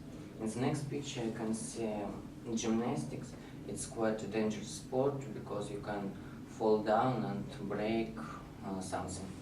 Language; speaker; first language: English; non-native, learner; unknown